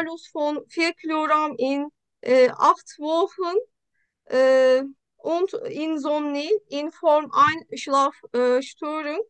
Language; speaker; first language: German; non-native, learner; Turkish